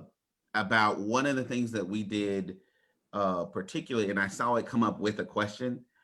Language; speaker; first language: English; native; English